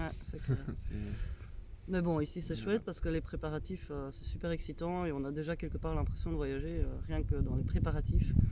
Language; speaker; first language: French; native; French